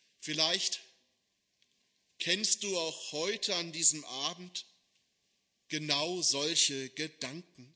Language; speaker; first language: German; native; German